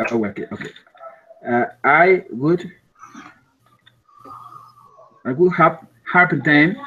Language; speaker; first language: English; non-native, learner; Spanish